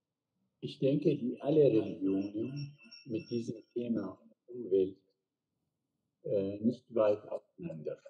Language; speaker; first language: German; non-native, fluent; Arabic